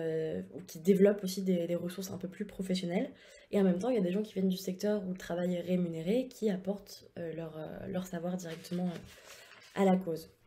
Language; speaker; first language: French; native; French